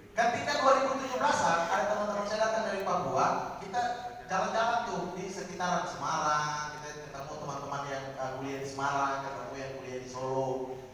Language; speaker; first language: Indonesian; native; Indonesian